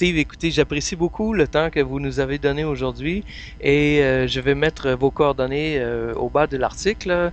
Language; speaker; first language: French; native; French